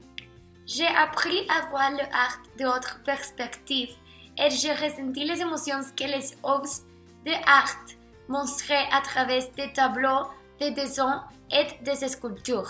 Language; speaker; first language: French; non-native, learner; Spanish